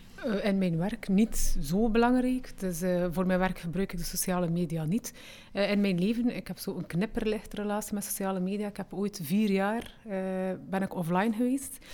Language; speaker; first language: Dutch; early bilingual, other home language; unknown